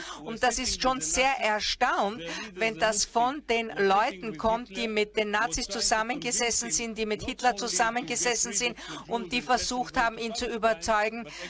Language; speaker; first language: German; non-native, fluent; Hebrew